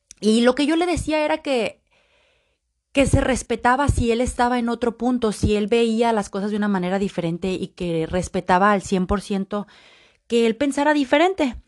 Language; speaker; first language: Spanish; native; Spanish